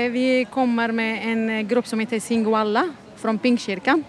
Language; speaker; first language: Swedish; non-native, learner; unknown